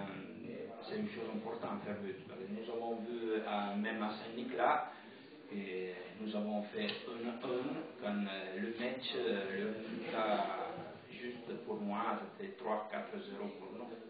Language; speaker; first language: French; non-native, fluent; Italian